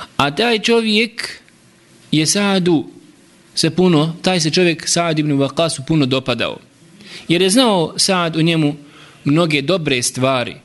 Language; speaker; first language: Bosnian; native; Bosnian